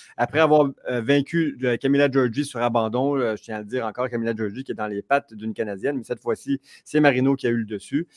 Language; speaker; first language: French; native; French